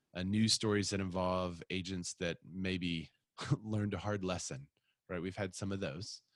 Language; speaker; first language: English; native; English